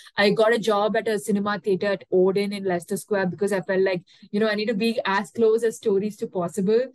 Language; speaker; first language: English; non-native, local second language; Tamil